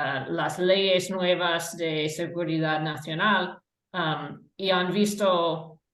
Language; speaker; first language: Spanish; non-native, fluent; English